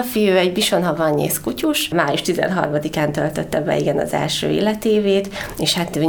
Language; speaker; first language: Hungarian; native; Hungarian